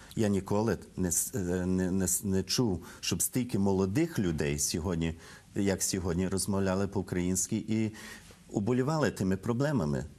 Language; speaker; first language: Ukrainian; early bilingual, heritage; Ukrainian